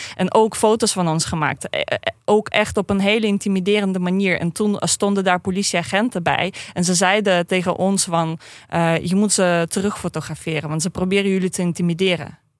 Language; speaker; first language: Dutch; non-native, fluent; Russian